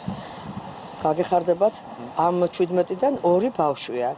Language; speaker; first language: Georgian; native; Georgian